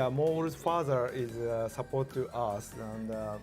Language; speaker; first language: English; non-native, learner; Japanese